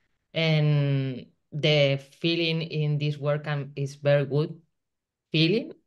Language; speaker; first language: English; non-native, learner; Spanish